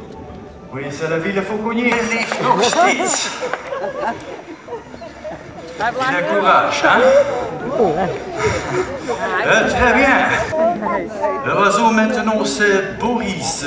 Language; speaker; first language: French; non-native, learner; Dutch